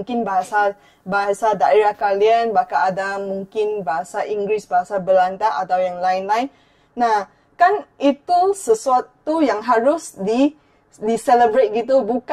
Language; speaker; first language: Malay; non-native, fluent; Chinese